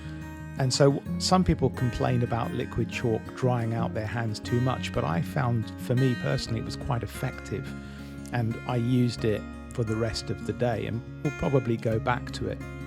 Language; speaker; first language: English; native; English